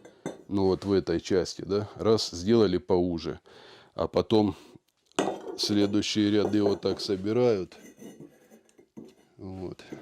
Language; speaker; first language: Russian; native; Russian